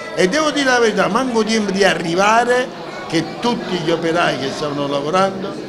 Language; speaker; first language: Italian; native; Italian